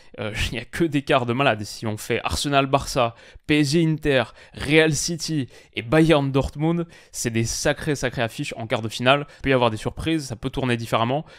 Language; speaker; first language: French; native; French